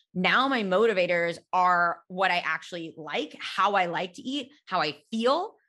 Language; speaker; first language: English; native; English